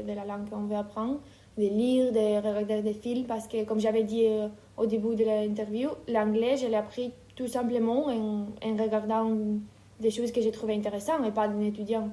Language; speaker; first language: French; non-native, fluent; Ukrainian